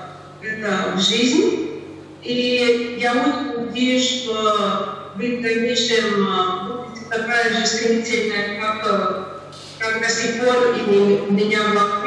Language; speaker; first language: Russian; non-native, learner; Latvian